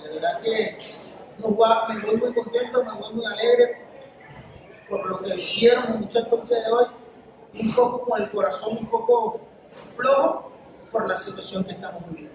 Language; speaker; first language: Spanish; native; Spanish